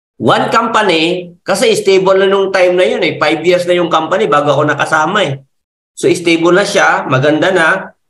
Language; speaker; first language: Filipino; non-native, local second language; Masbatenyo